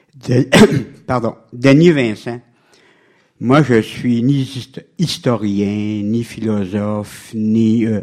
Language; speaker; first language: French; native; French